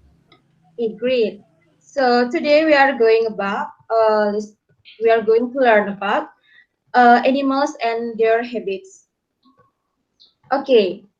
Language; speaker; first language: English; non-native, learner; Indonesian